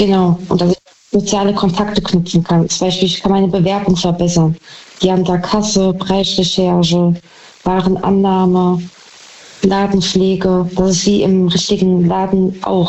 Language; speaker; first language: German; native; German